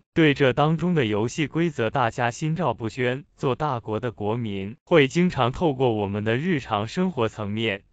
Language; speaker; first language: Chinese; native; Chinese